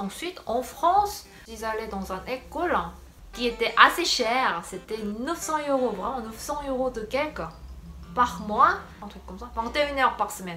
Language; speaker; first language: French; non-native, fluent; Korean